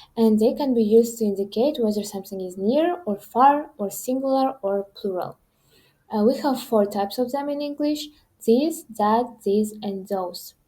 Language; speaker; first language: English; non-native, fluent; Kazakh